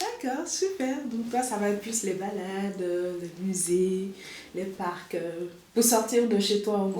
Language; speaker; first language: French; native; French